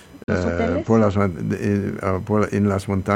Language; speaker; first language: Spanish; non-native, learner; English